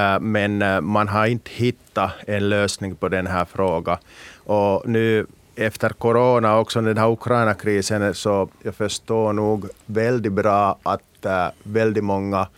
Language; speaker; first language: Swedish; non-native, local second language; Finnish